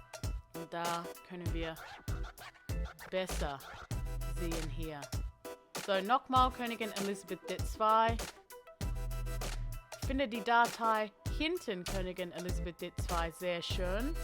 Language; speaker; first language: German; non-native, learner; English